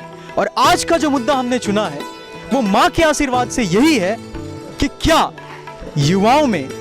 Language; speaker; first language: Hindi; native; Hindi